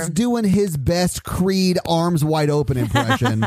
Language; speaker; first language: English; native; English